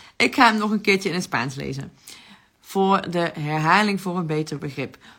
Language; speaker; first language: Dutch; native; Dutch